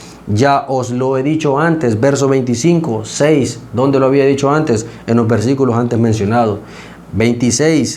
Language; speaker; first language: Spanish; native; Spanish